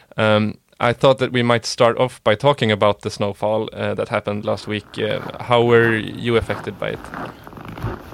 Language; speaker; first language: English; non-native, fluent; Swedish